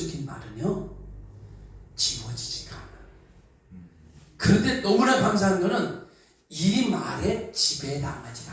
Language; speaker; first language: Korean; native; Korean